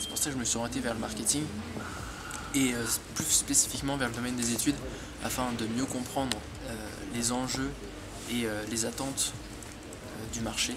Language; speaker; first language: French; native; French